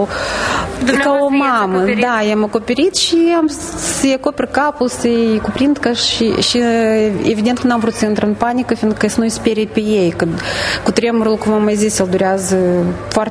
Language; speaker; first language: Romanian; native; Romanian